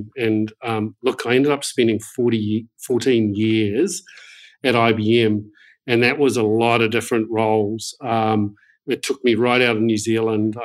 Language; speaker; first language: English; native; English